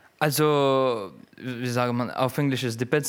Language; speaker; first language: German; non-native, learner; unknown